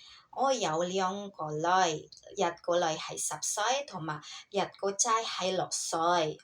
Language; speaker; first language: Cantonese; non-native, learner; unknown